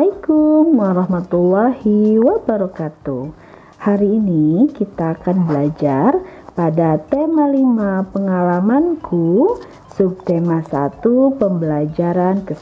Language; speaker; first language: Indonesian; native; Indonesian